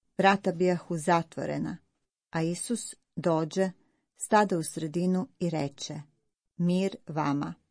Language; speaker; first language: Croatian; native; Croatian